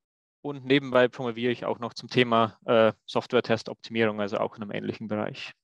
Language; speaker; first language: German; native; German